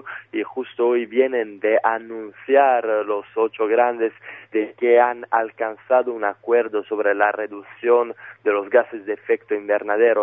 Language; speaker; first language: Spanish; native; Spanish